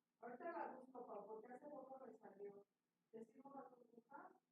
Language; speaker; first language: Spanish; native; Spanish